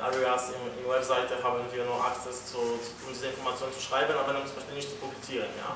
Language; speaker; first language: German; non-native, fluent; Polish